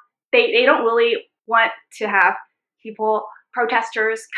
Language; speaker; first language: English; non-native, local second language; Cantonese